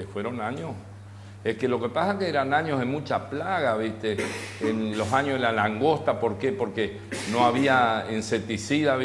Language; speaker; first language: Spanish; native; Spanish